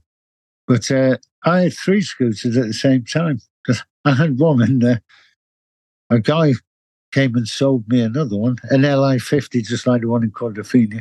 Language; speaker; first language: English; native; English